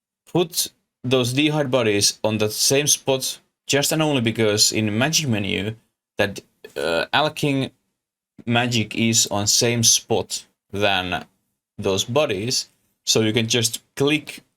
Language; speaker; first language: English; non-native, learner; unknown